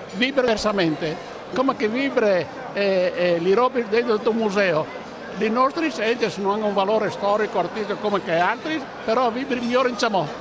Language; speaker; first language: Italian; native; Italian